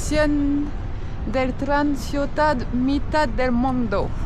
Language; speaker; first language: Spanish; non-native, learner; French